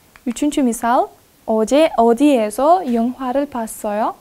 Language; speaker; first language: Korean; non-native, fluent; Kyrgyz